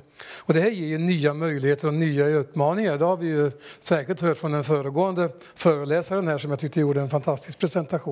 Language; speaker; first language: Swedish; native; Swedish